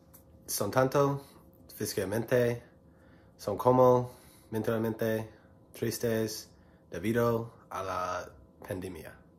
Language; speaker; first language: Spanish; non-native, learner; English